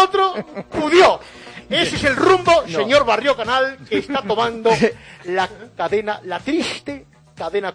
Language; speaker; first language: Spanish; native; Spanish